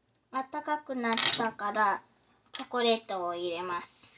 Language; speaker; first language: Japanese; early bilingual, heritage; Japanese